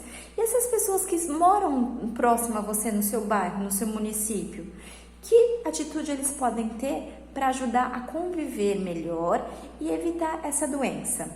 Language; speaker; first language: Portuguese; native; Portuguese